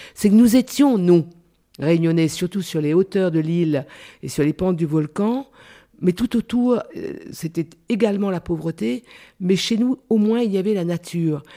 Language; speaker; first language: French; non-native, local second language; Réunion Creole French